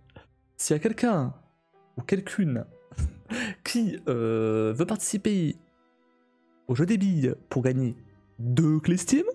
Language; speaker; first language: French; native; French